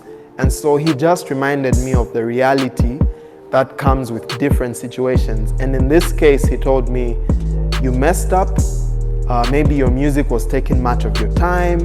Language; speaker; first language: English; non-native, local second language; Bemba